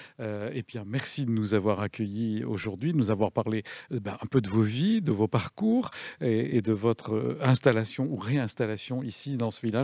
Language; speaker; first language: French; native; French